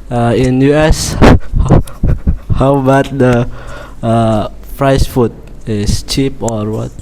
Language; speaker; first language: English; non-native, learner; Indonesian